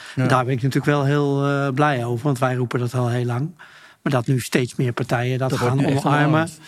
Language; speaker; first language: Dutch; native; Dutch